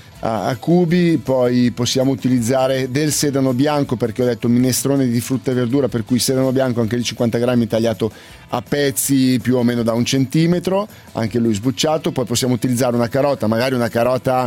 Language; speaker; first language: Italian; native; Italian